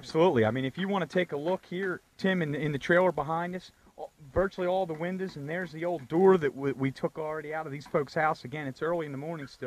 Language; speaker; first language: English; native; English